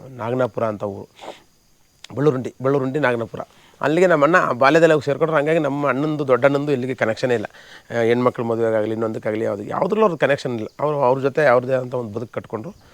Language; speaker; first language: Kannada; native; Kannada